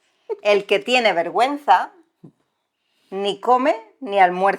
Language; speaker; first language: Spanish; native; Spanish